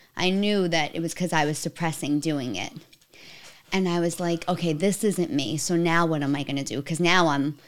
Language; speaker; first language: English; native; English